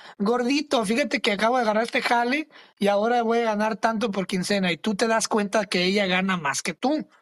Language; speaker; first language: Spanish; early bilingual, other home language; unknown